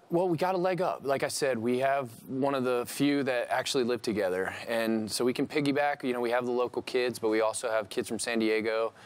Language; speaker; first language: English; native; English